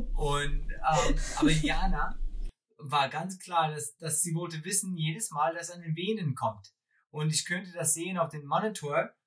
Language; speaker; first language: German; non-native, fluent; English